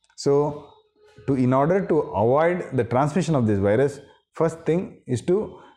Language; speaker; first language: English; non-native, local second language; Tamil